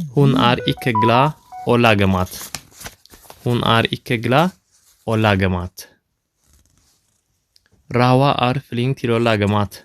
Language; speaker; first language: Norwegian; non-native, learner; Tigrinya